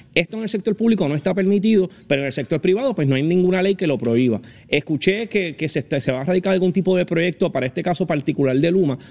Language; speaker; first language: Spanish; native; Spanish